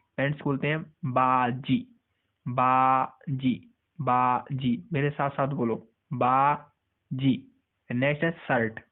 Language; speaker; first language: Hindi; native; Hindi